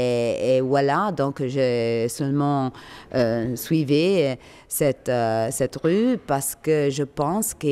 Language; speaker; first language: French; non-native, learner; Italian